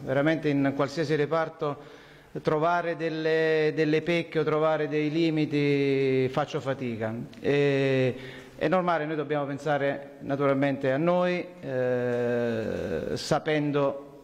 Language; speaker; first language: Italian; native; Italian